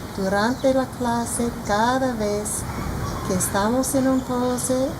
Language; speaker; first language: Spanish; non-native, fluent; English